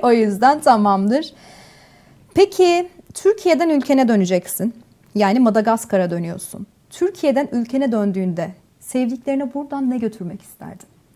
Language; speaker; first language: Turkish; native; Turkish